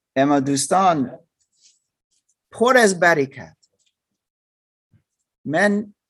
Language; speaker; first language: Persian; non-native, learner; German